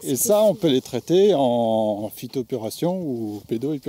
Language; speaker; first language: French; native; French